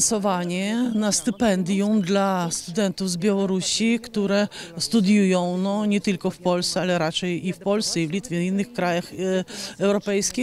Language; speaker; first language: Polish; non-native, fluent; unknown